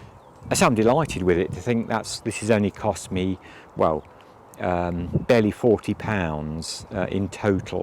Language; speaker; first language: English; native; English